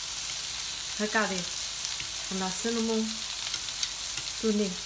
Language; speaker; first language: French; non-native, learner; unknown